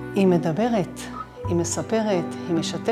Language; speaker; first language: Hebrew; native; Hebrew